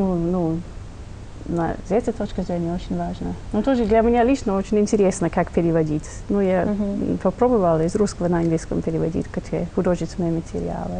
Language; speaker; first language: Russian; non-native, fluent; English